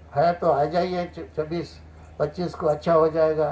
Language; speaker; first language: Hindi; non-native, local second language; Marathi